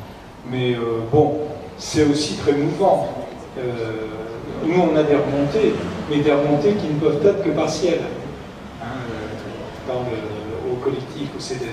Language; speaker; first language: French; native; French